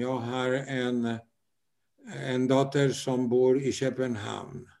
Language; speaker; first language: Swedish; non-native, fluent; Polish